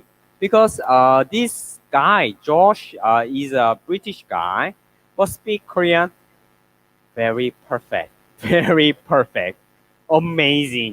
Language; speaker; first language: English; non-native, learner; Korean